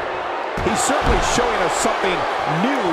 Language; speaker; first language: English; native; English